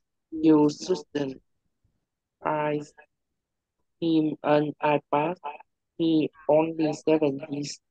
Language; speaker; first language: English; non-native, learner; Vietnamese